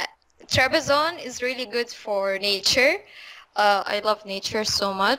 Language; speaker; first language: English; non-native, fluent; Arabic